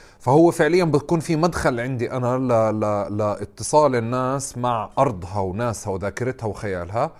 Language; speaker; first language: Arabic; native; Arabic